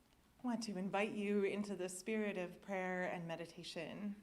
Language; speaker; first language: English; native; English